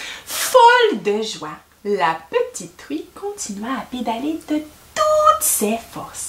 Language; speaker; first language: French; native; French